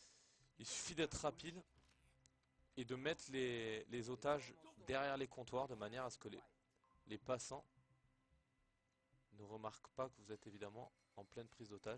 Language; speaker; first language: French; native; French